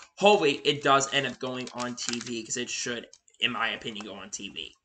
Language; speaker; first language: English; native; English